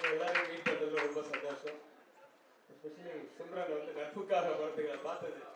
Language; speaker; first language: Tamil; native; Tamil